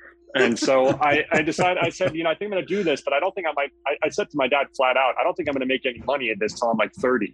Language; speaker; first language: English; native; English